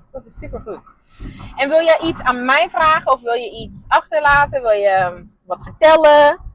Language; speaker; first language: Dutch; non-native, local second language; Papiamento